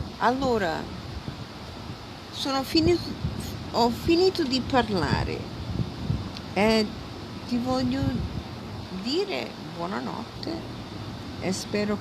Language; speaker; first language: Italian; early bilingual, heritage; Italian